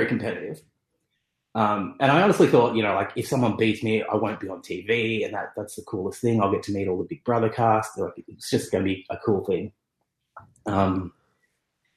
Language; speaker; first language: English; native; English